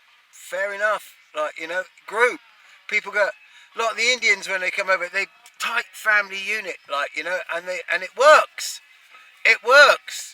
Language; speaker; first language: English; native; English